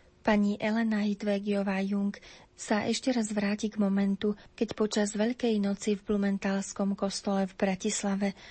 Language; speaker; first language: Slovak; native; Slovak